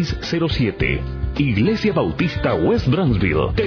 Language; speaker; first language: Spanish; native; Spanish